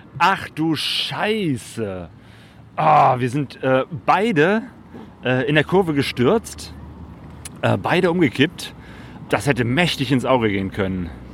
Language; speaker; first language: German; native; German